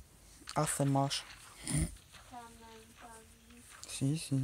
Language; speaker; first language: French; native; French